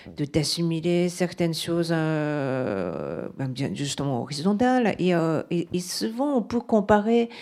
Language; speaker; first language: French; non-native, fluent; Japanese